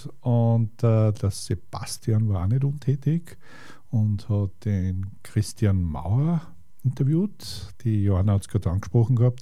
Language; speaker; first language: German; native; German